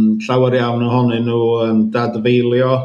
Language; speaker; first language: Welsh; native; Welsh